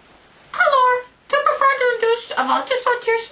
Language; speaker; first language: French; non-native, learner; English